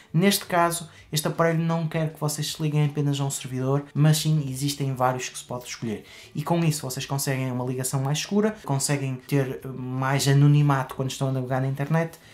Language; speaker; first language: Portuguese; native; Portuguese